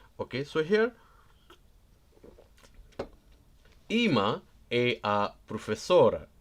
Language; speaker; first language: Portuguese; non-native, learner; Nepali